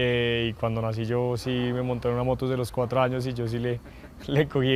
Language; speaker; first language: Spanish; native; Spanish